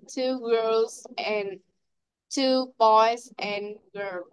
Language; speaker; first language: English; non-native, learner; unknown